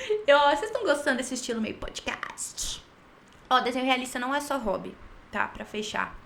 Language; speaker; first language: Portuguese; native; Portuguese